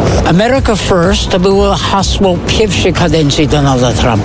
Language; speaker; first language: Polish; non-native, fluent; English